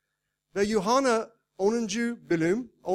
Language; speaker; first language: Turkish; non-native, fluent; English